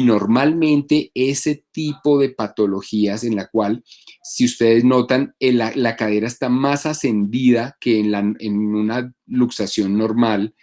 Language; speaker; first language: Spanish; native; Spanish